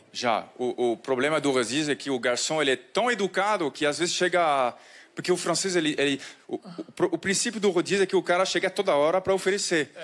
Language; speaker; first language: Portuguese; non-native, fluent; French